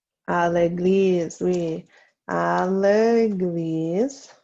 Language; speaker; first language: French; non-native, fluent; English